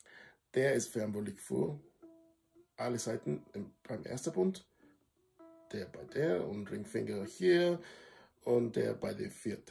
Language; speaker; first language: German; non-native, fluent; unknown